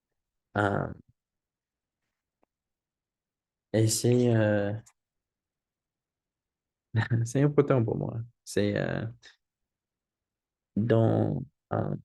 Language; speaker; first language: French; non-native, learner; English